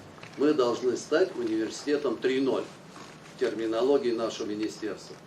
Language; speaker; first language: Russian; native; Russian